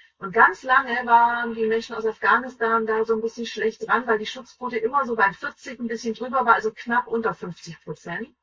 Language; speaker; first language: German; native; German